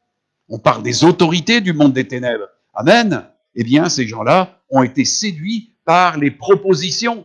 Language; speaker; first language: French; native; French